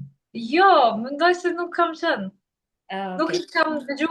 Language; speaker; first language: Albanian; non-native, learner; English